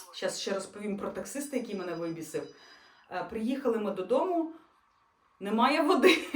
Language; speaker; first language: Ukrainian; non-native, local second language; Russian